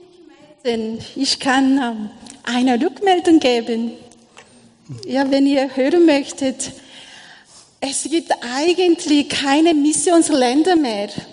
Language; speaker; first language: German; non-native, learner; Korean